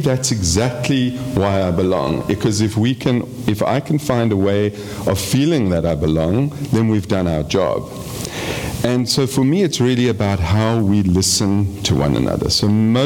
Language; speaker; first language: English; native; English